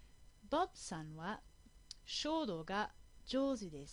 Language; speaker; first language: Japanese; non-native, fluent; English